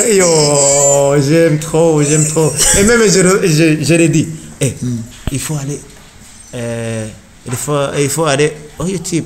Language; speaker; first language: French; non-native, learner; Rundi